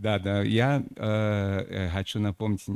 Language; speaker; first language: Russian; non-native, fluent; Portuguese